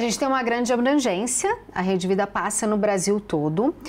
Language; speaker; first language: Portuguese; native; Portuguese